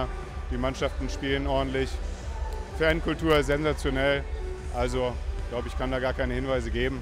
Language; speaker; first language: German; native; German